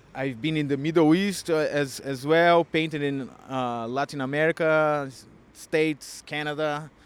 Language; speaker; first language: English; non-native, fluent; Portuguese